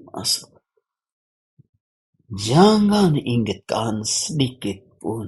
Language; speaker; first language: Indonesian; non-native, fluent; Hindi